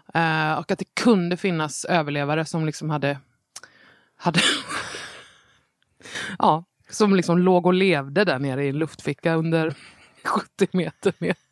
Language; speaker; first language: Swedish; native; Swedish